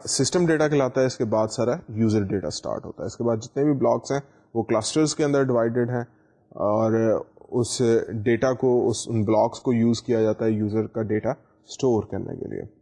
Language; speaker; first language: Urdu; native; Urdu